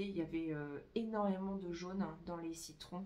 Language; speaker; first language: French; native; French